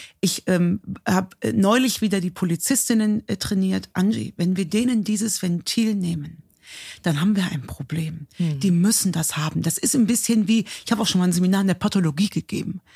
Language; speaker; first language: German; native; German